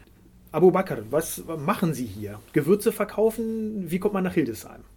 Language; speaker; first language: German; native; German